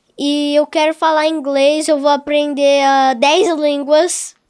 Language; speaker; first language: Portuguese; non-native, local second language; English